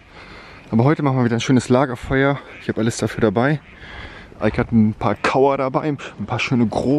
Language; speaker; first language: German; native; German